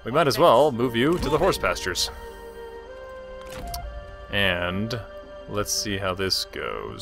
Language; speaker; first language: English; native; English